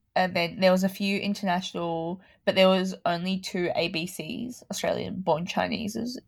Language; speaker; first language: English; native; English